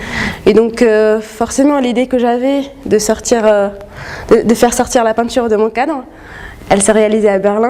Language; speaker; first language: French; non-native, local second language; Arabic